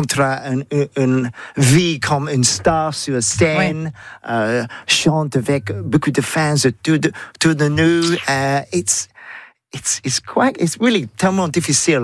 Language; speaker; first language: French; non-native, learner; English